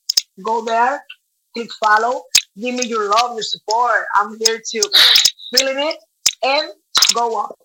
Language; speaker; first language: English; non-native, learner; Spanish